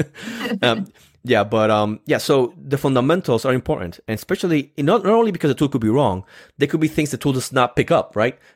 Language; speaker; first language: English; non-native, fluent; Spanish